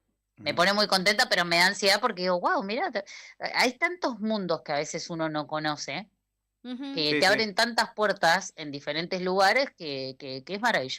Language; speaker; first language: Spanish; native; Spanish